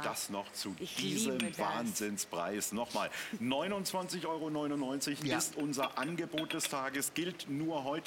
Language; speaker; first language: German; native; German